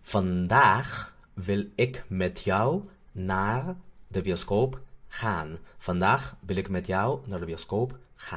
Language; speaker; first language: Dutch; non-native, fluent; Spanish